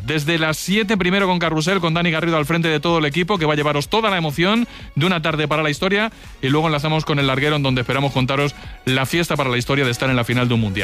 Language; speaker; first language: Spanish; native; Spanish